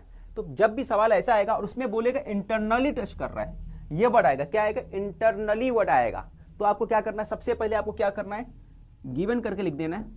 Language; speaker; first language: Hindi; native; Hindi